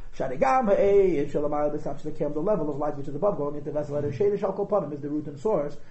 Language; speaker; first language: English; native; English